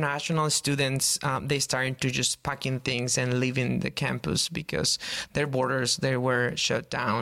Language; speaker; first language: English; non-native, fluent; Spanish